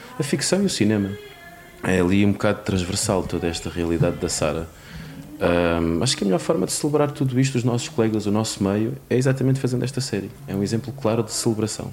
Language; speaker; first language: Portuguese; native; Portuguese